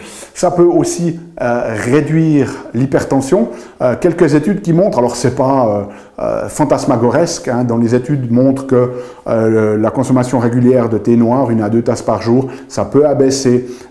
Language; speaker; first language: French; native; French